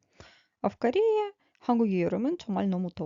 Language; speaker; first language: Korean; non-native, fluent; Russian